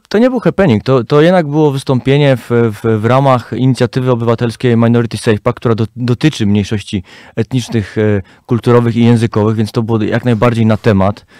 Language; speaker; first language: Polish; native; Polish